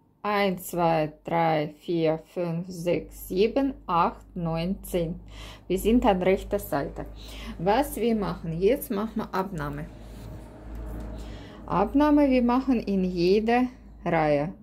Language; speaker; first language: German; non-native, learner; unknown